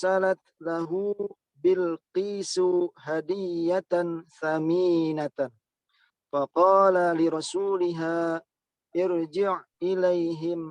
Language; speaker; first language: Arabic; non-native, learner; Indonesian